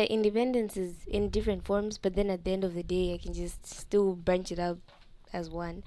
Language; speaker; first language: English; non-native, local second language; Nyanja